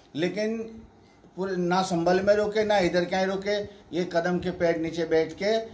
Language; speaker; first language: Hindi; non-native, local second language; Gujarati